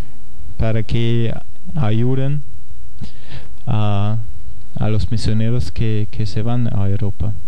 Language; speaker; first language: Spanish; non-native, fluent; German